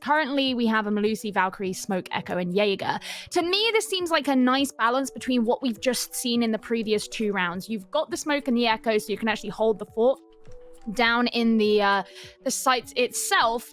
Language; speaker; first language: English; native; English